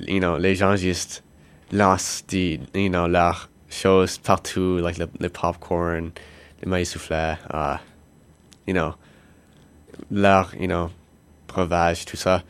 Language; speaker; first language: French; non-native, local second language; English